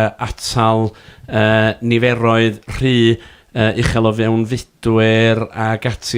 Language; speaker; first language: Welsh; native; Welsh